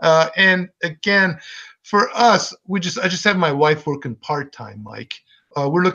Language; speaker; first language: English; native; English